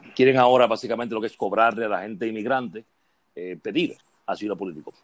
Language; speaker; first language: Spanish; native; Spanish